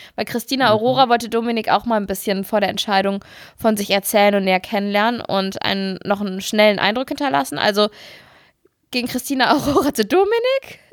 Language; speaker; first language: German; native; German